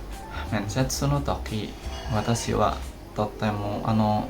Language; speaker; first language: Japanese; non-native, learner; Indonesian